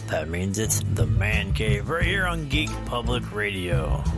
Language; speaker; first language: English; native; English